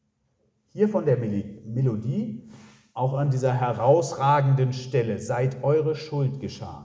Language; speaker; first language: German; native; German